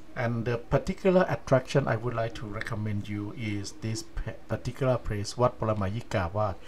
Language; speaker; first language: English; non-native, fluent; Thai